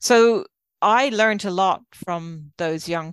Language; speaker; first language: English; native; English